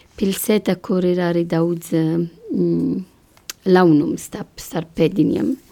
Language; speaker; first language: Latvian; non-native, learner; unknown